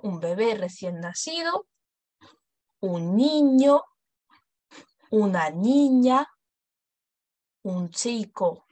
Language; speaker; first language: Spanish; non-native, fluent; English